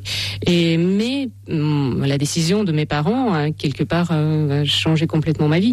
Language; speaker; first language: French; non-native, fluent; Russian